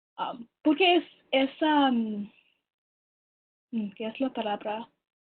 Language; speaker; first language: Spanish; non-native, learner; English